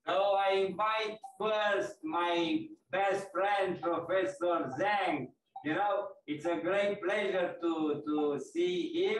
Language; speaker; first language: English; non-native, fluent; Romanian